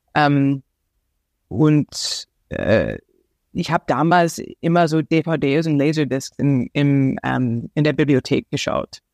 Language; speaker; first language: German; non-native, fluent; English